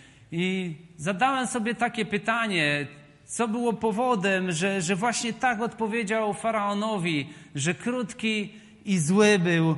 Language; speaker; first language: Polish; native; Polish